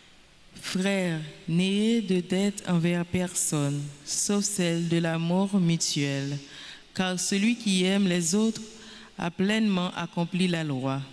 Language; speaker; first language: French; non-native, local second language; Haitian Creole